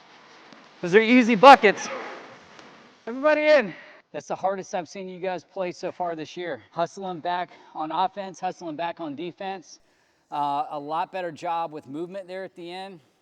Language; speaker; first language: English; native; English